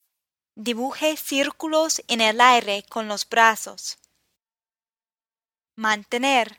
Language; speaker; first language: Spanish; non-native, fluent; English